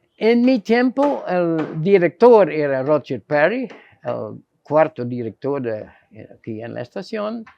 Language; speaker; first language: Spanish; non-native, fluent; Dutch